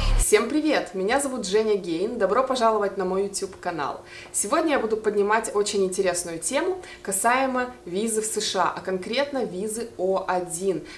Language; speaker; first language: Russian; native; Russian